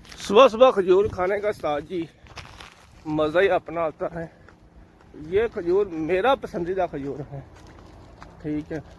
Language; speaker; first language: Urdu; non-native, local second language; Punjabi